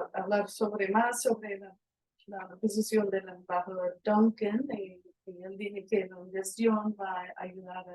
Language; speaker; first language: Spanish; non-native, fluent; English